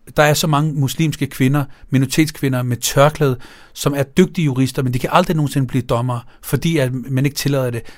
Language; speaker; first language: Danish; early bilingual, other home language; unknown